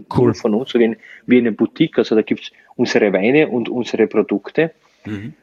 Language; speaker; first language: German; non-native, fluent; Slovenian